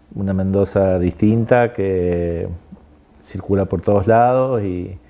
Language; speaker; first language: Spanish; native; Spanish